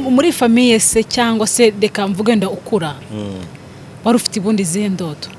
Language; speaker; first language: Kinyarwanda; native; Kinyarwanda